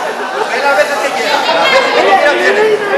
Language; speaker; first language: Spanish; native; Spanish